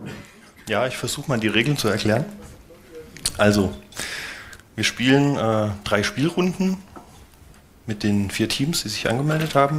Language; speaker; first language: German; native; German